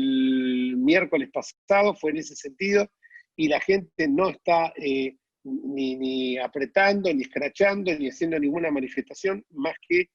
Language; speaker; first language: Spanish; native; Spanish